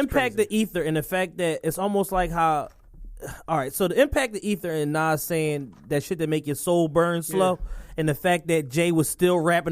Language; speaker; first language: English; native; English